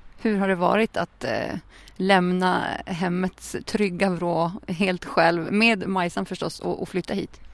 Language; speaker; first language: Swedish; native; Swedish